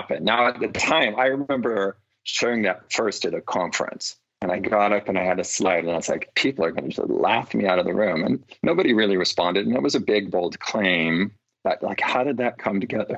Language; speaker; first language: English; native; English